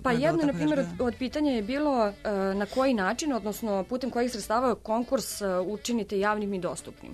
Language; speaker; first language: Serbian; native; Serbian